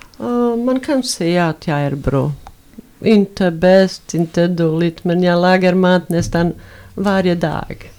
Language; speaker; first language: Swedish; non-native, fluent; Bosnian